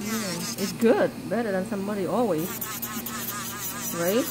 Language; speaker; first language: English; non-native, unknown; Vietnamese